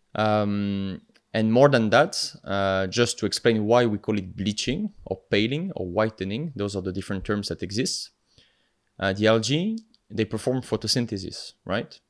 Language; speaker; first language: English; non-native, fluent; French